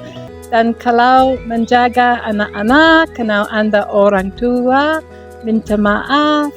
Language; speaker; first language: Indonesian; non-native, learner; English